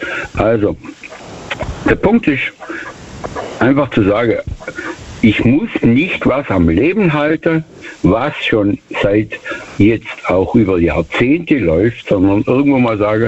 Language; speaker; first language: German; native; German